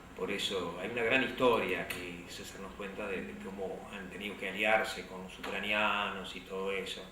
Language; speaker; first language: Spanish; early bilingual, other home language; Slovak